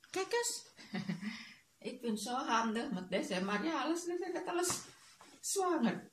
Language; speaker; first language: Dutch; non-native, learner; Indonesian